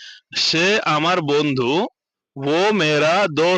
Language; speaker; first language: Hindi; non-native, fluent; Bangla